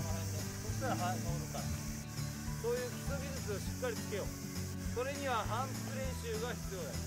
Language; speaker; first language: Japanese; native; Japanese